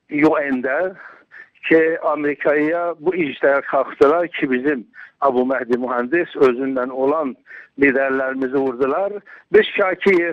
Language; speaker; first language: Turkish; non-native, learner; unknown